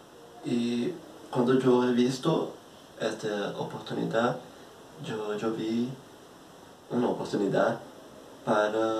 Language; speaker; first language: Spanish; non-native, learner; Portuguese